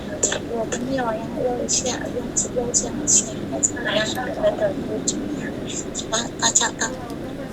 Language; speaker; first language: Chinese; non-native, learner; Indonesian